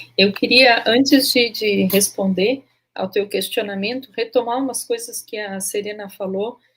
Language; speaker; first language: Portuguese; native; Portuguese